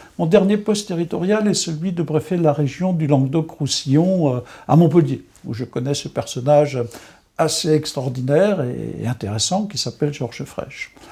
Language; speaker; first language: French; non-native, local second language; Swiss German